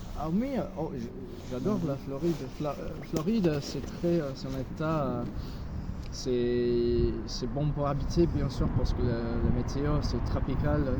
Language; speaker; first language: French; non-native, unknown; English